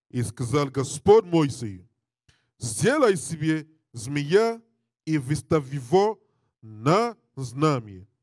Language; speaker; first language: Russian; non-native, learner; English